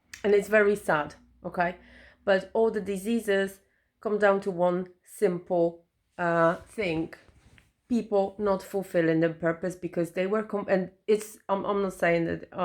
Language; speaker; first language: English; non-native, fluent; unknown